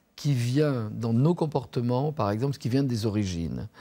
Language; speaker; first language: French; native; French